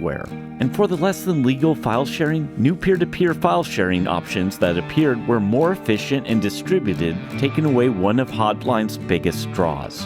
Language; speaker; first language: English; native; English